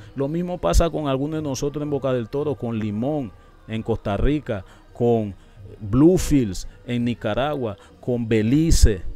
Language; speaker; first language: Spanish; non-native, local second language; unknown